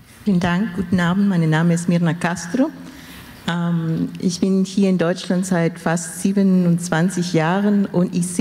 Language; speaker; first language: German; non-native, fluent; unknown